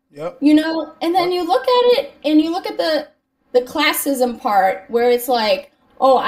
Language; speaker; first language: English; native; English